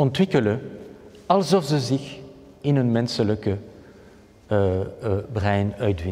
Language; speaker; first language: Dutch; non-native, fluent; French